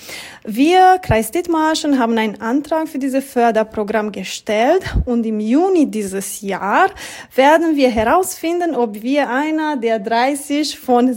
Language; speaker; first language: German; non-native, fluent; Romanian